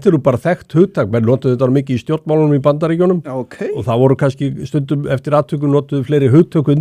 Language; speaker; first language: Icelandic; native; Icelandic